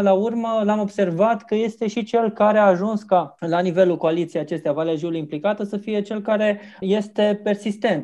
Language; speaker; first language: Romanian; native; Romanian